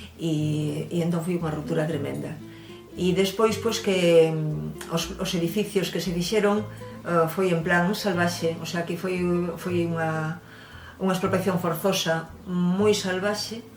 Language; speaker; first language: Galician; native; Galician